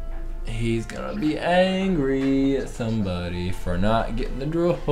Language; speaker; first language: English; native; English